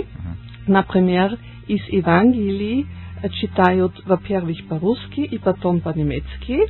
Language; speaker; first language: Russian; non-native, learner; German